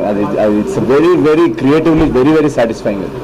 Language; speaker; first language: Telugu; native; Telugu